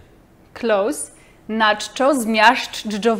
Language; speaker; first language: Polish; native; Polish